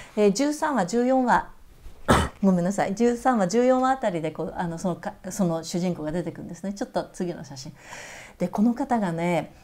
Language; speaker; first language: Japanese; native; Japanese